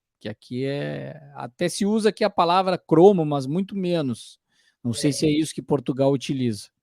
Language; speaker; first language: Portuguese; native; Portuguese